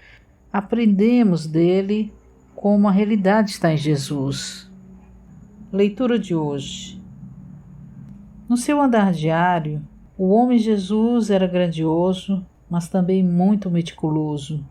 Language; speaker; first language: Portuguese; native; Portuguese